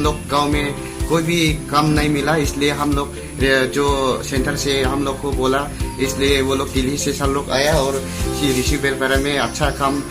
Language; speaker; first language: Hindi; non-native, local second language; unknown